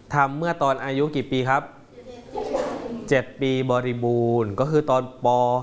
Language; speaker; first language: Thai; native; Thai